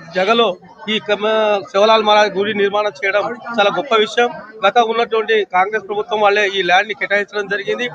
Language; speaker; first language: Telugu; non-native, local second language; Lambadi